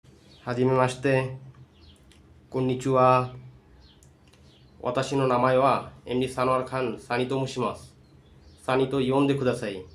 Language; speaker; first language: Japanese; non-native, learner; Bangla